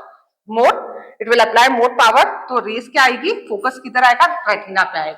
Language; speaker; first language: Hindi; native; Hindi